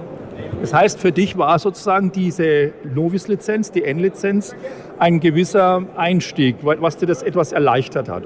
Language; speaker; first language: German; native; German